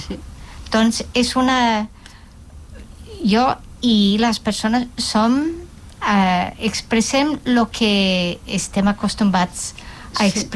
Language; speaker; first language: Catalan; non-native, local second language; Spanish